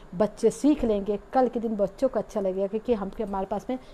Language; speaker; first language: Hindi; native; Hindi